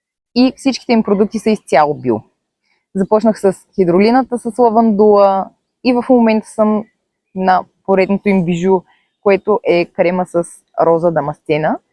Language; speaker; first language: Bulgarian; native; Bulgarian